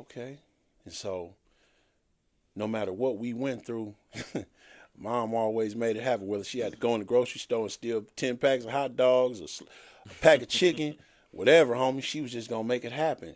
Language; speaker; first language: English; native; English